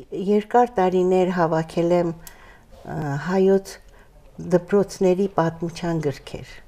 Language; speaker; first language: Armenian; early bilingual, heritage; Armenian